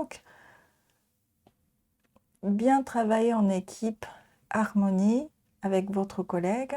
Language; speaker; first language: French; non-native, fluent; Japanese